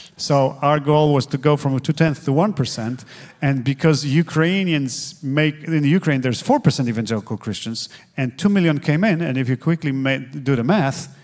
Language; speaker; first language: English; non-native, fluent; Polish